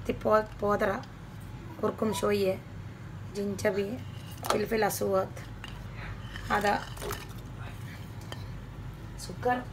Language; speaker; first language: Arabic; non-native, learner; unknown